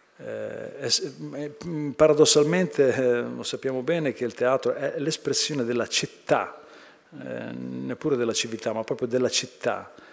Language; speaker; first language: Italian; native; Italian